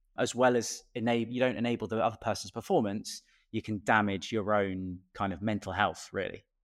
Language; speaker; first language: English; native; English